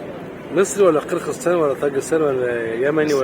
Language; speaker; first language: Egyptian Arabic; native; Egyptian Arabic